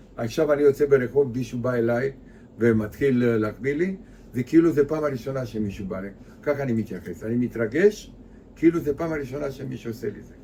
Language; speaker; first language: Hebrew; non-native, fluent; Romanian